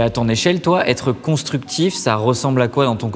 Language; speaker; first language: French; native; French